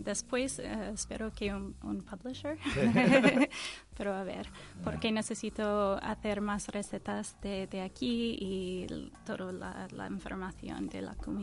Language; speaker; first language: Spanish; non-native, learner; English